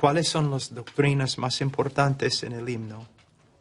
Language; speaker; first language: Spanish; non-native, fluent; English